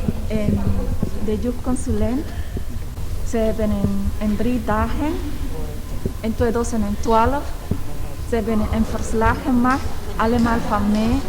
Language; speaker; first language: Dutch; non-native, learner; Spanish